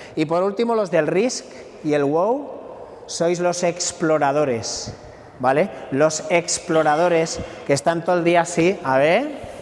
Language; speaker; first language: Spanish; non-native, local second language; Catalan